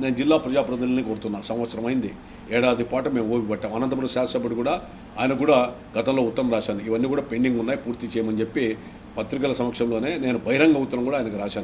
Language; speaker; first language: Telugu; native; Telugu